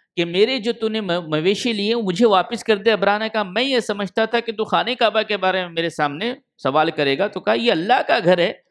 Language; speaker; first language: Urdu; native; Urdu